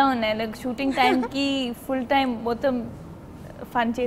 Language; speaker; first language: Telugu; non-native, local second language; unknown